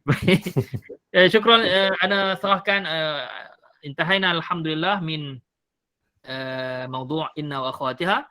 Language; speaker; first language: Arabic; non-native, fluent; Malay